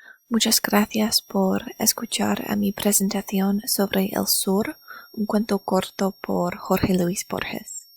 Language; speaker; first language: Spanish; non-native, learner; English